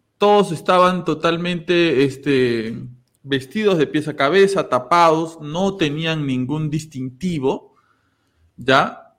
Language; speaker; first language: Spanish; native; Spanish